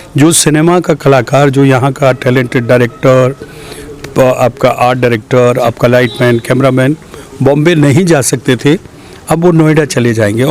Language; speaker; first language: Hindi; native; Hindi